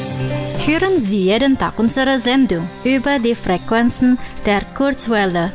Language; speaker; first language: German; non-native, fluent; Indonesian